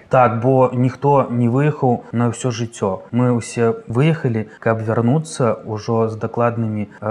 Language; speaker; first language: Belarusian; native; Belarusian